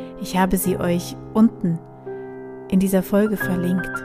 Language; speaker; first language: German; native; German